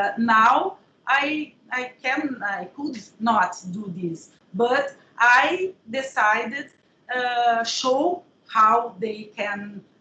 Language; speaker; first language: English; non-native, learner; Portuguese